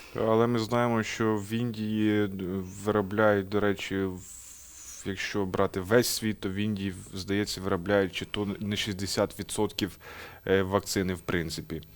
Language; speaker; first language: Ukrainian; native; Ukrainian